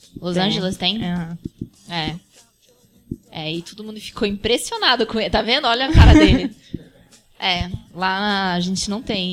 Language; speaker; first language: Portuguese; early bilingual, heritage; Portuguese